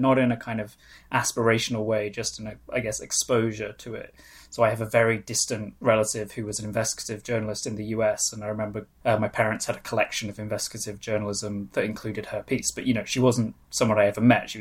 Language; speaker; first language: English; non-native, local second language; Welsh